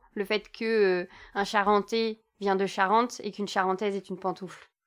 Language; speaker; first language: French; native; French